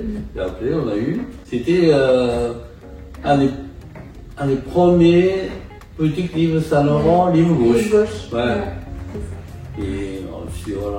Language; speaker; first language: French; non-native, fluent; Japanese